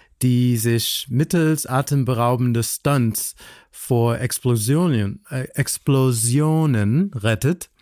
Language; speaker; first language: German; non-native, fluent; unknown